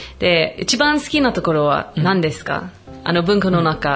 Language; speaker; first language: Japanese; non-native, fluent; English